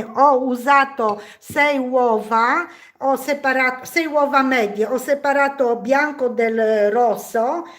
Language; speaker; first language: Italian; non-native, learner; Polish